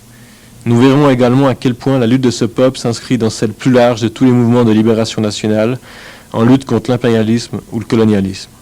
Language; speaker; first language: French; native; French